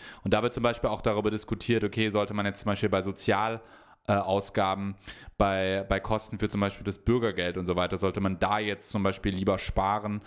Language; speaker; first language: German; native; German